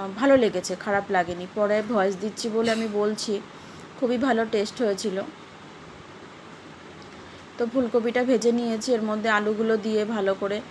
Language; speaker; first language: Bangla; native; Bangla